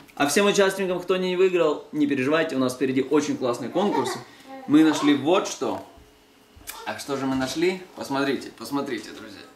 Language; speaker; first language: Russian; native; Russian